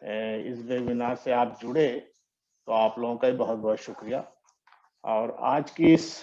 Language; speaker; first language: Urdu; native; Urdu